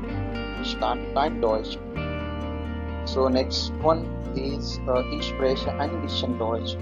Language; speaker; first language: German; non-native, learner; Hindi